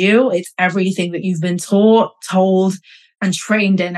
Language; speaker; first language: English; native; English